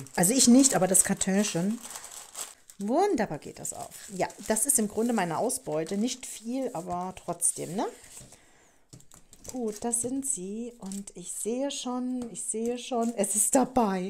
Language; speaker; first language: German; native; German